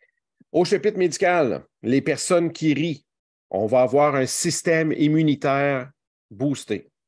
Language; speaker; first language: French; native; French